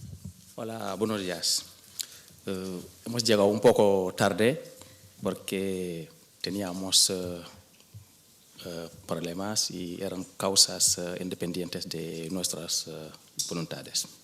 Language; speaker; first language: Spanish; non-native, fluent; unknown